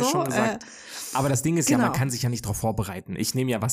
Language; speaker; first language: German; native; German